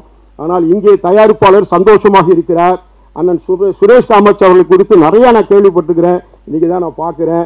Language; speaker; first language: Tamil; native; Tamil